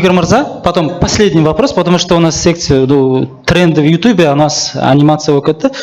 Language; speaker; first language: Russian; non-native, local second language; Kazakh